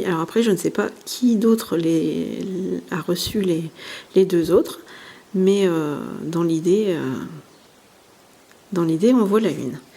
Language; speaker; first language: French; native; French